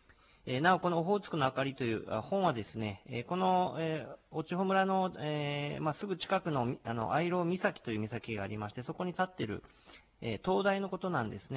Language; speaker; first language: Japanese; native; Japanese